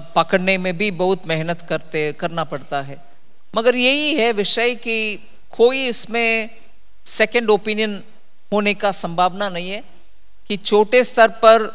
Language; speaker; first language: Hindi; non-native, local second language; Tamil